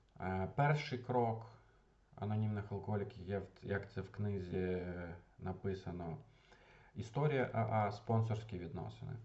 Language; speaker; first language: Ukrainian; non-native, local second language; Russian